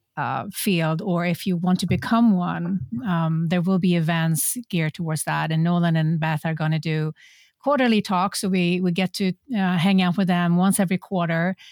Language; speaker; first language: English; non-native, fluent; Swedish